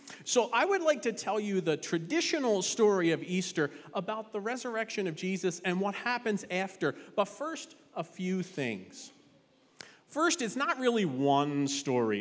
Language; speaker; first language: English; native; English